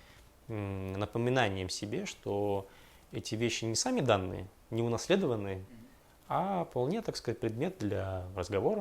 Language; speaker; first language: Russian; native; Russian